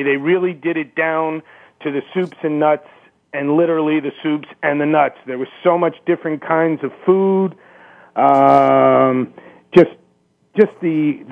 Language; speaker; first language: English; native; English